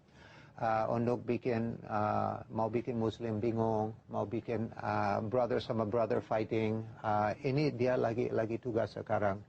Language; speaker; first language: Indonesian; non-native, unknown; English